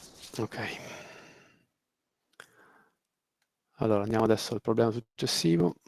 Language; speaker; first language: Italian; native; Italian